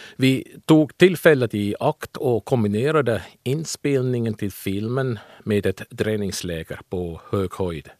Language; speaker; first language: Swedish; non-native, fluent; German